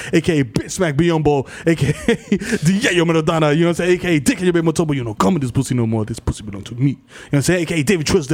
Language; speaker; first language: English; early bilingual, other home language; Spanish